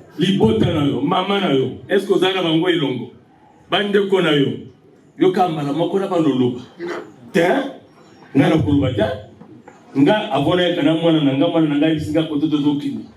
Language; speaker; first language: Lingala; native; Lingala